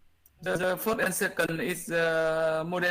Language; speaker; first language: English; non-native, learner; Vietnamese